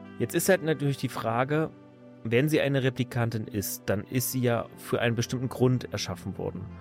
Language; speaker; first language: German; native; German